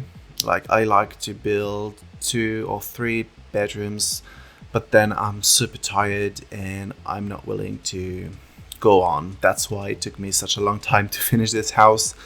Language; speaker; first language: English; non-native, fluent; French